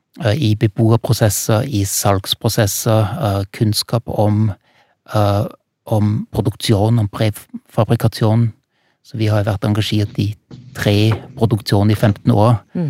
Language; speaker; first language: Norwegian; non-native, fluent; German